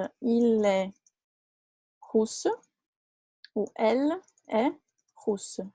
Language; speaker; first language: French; non-native, fluent; Portuguese